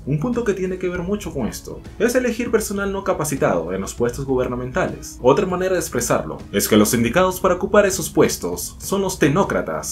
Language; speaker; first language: Spanish; native; Spanish